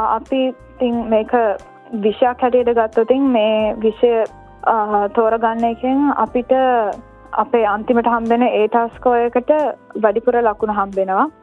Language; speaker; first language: Sinhala; native; Sinhala